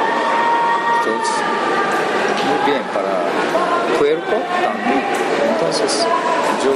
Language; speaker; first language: Spanish; non-native, learner; Japanese